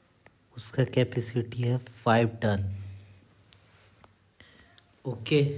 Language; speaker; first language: Hindi; native; Hindi